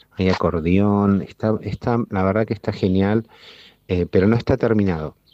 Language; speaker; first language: Spanish; native; Spanish